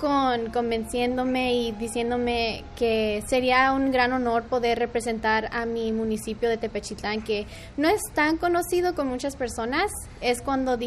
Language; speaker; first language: Spanish; early bilingual, heritage; Spanish